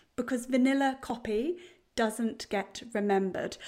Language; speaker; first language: English; native; English